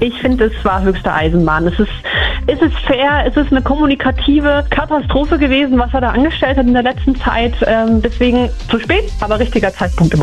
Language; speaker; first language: German; native; German